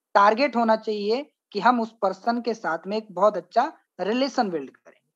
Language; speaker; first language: Hindi; native; Hindi